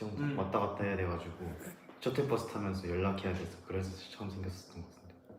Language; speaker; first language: Korean; native; Korean